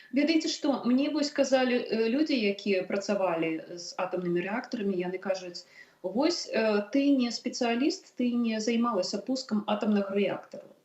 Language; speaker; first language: Belarusian; non-native, local second language; Russian